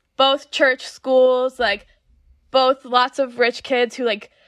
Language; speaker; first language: English; native; English